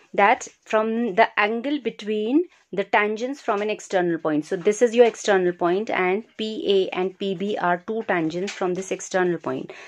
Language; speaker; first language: English; non-native, local second language; Hindi